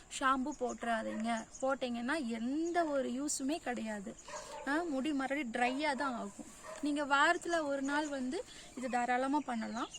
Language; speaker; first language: Tamil; non-native, local second language; Malayalam